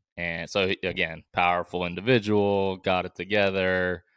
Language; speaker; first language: English; native; English